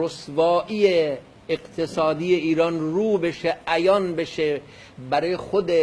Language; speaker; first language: Persian; non-native, local second language; Kurdish